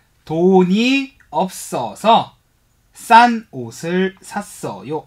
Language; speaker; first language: Korean; non-native, fluent; Chinese